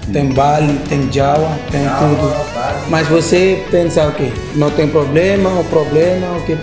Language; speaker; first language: Portuguese; non-native, learner; Indonesian